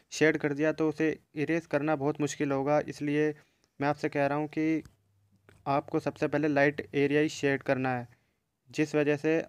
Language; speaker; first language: Hindi; native; Hindi